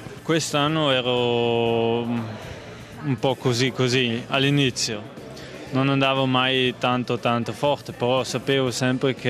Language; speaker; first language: Italian; non-native, local second language; German